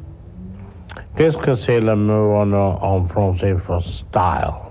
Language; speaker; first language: French; non-native, learner; English